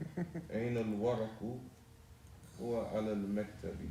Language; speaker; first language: Arabic; non-native, learner; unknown